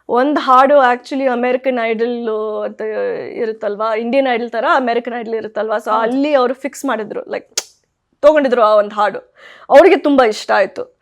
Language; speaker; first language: Kannada; early bilingual, heritage; Kannada